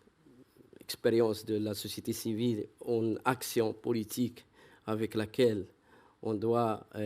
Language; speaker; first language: French; non-native, fluent; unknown